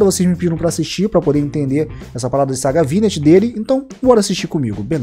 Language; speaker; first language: Portuguese; native; Portuguese